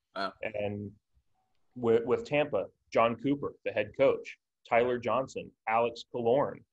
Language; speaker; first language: English; native; English